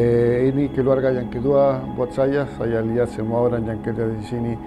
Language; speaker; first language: Indonesian; non-native, fluent; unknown